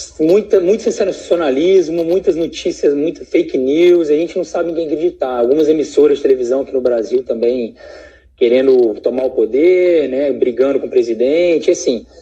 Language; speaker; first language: Portuguese; native; Portuguese